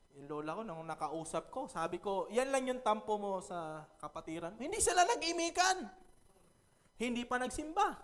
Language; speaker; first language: Filipino; non-native, local second language; Cebuano